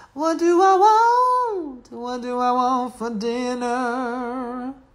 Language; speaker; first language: English; native; English